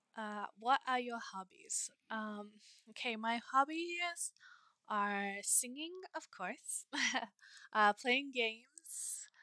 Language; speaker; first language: English; native; English